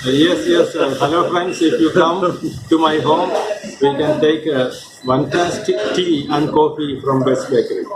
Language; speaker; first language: English; non-native, local second language; Malayalam